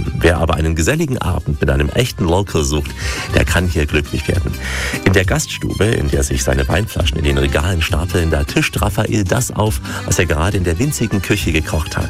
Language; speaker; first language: German; native; German